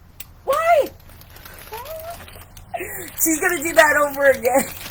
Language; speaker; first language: English; native; English